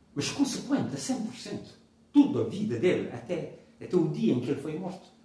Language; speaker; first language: Portuguese; non-native, local second language; Kabuverdianu